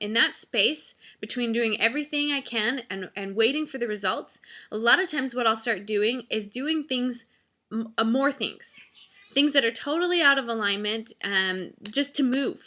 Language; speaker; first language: English; native; English